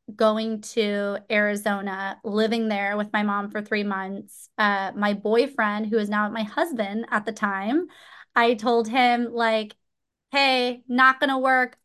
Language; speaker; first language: English; native; English